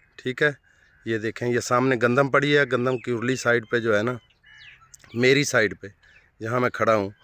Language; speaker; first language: Urdu; non-native, local second language; Punjabi